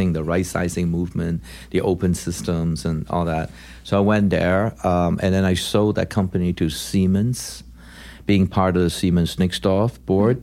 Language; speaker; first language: English; non-native, local second language; Cantonese